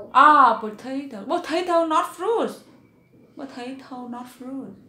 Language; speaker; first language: English; non-native, learner; Vietnamese